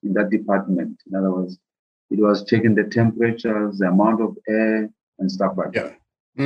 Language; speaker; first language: English; non-native, local second language; Southern Sotho